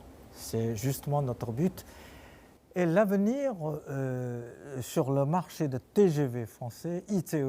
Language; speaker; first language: French; non-native, fluent; Chinese